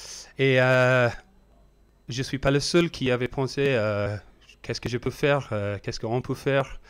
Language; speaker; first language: French; non-native, learner; English